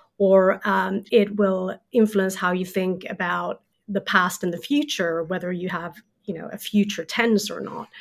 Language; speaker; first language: English; non-native, fluent; Swedish